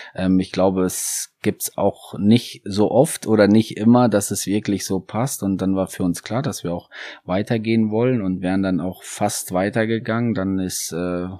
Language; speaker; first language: German; native; German